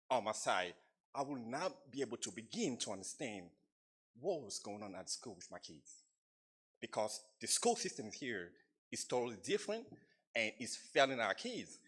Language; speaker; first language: English; non-native, fluent; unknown